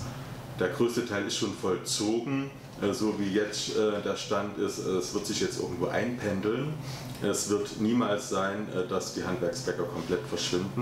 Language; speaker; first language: German; native; German